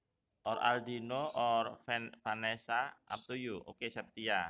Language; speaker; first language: English; non-native, fluent; Indonesian